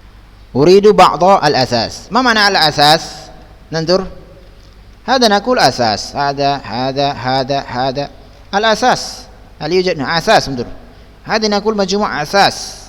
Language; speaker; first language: Arabic; non-native, fluent; Indonesian